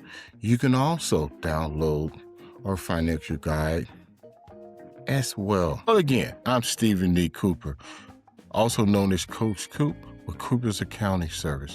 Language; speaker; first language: English; native; English